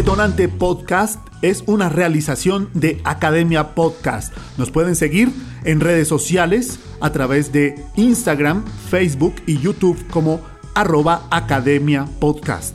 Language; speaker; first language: Spanish; native; Spanish